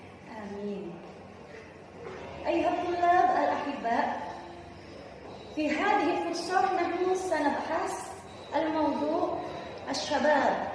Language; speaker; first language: Arabic; non-native, fluent; Indonesian